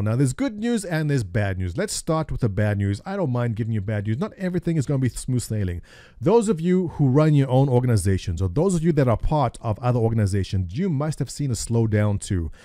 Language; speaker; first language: English; native; English